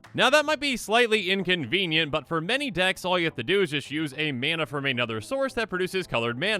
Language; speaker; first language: English; native; English